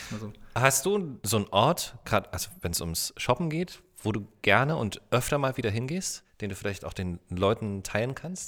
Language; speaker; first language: German; native; German